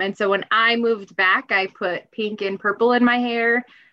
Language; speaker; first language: English; native; English